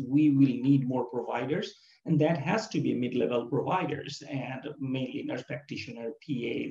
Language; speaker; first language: English; non-native, local second language; Bangla